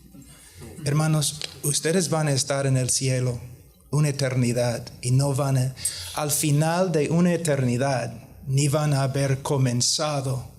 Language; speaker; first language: Spanish; non-native, fluent; English